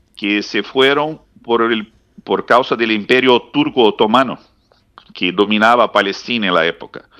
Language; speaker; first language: Spanish; non-native, fluent; Portuguese